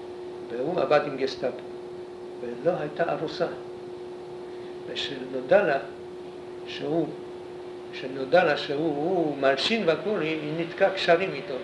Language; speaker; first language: Hebrew; non-native, fluent; Polish